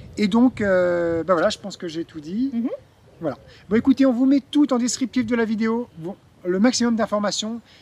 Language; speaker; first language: French; native; French